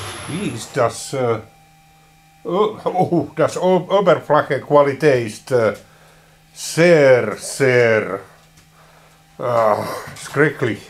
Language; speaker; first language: German; non-native, learner; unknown